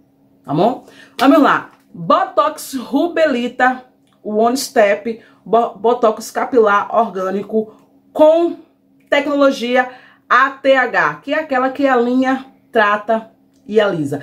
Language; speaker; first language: Portuguese; native; Portuguese